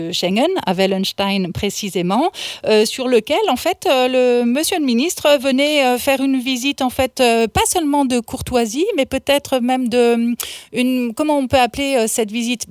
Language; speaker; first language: French; native; French